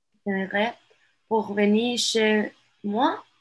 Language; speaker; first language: French; non-native, learner; English